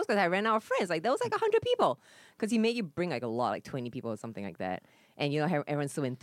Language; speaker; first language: English; native; English